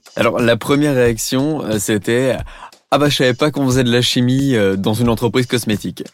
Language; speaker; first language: French; native; French